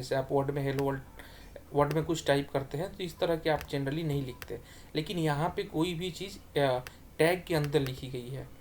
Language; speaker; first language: Hindi; native; Hindi